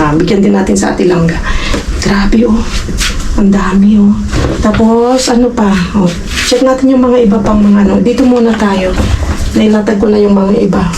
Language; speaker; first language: Filipino; native; Filipino